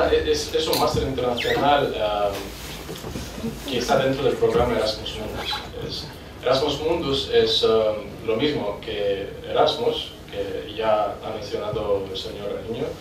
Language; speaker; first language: Spanish; non-native, fluent; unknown